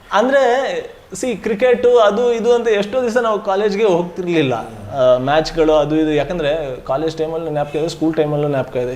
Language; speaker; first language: Kannada; native; Kannada